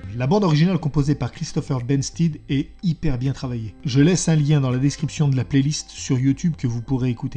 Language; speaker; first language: French; native; French